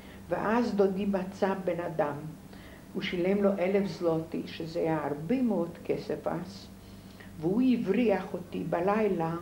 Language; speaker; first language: Hebrew; non-native, fluent; Polish